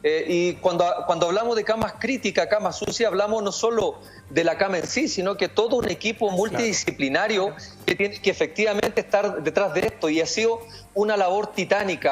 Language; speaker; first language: Spanish; native; Spanish